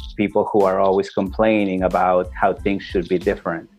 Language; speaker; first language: English; non-native, fluent; Spanish